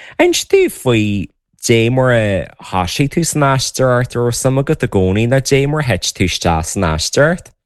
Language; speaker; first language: Irish; native; Irish